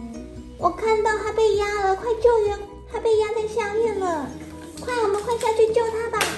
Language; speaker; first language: Chinese; native; Chinese